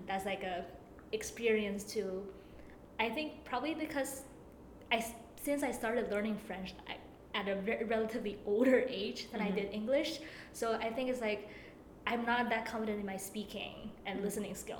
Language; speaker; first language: English; non-native, fluent; Chinese